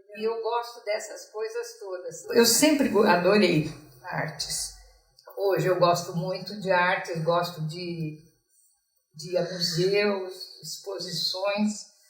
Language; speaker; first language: Portuguese; native; Portuguese